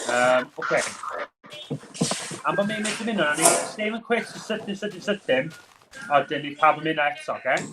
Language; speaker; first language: Welsh; native; Welsh